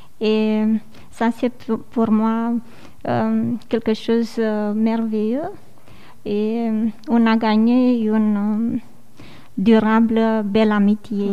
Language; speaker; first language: French; non-native, fluent; Romanian